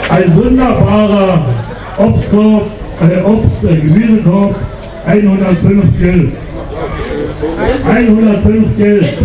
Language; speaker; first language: German; native; German